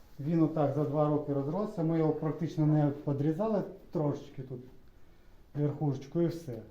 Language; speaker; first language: Ukrainian; native; Ukrainian